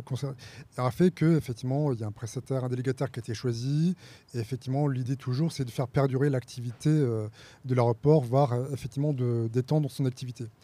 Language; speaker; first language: French; native; French